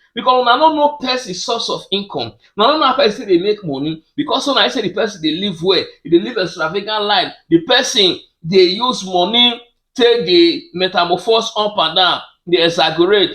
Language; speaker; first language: Nigerian Pidgin; native; Nigerian Pidgin